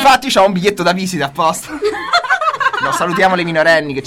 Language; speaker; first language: Italian; native; Italian